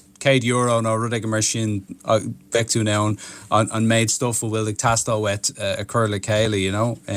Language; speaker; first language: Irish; non-native, local second language; English